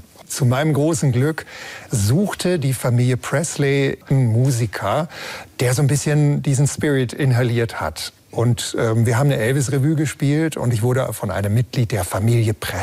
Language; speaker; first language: German; native; German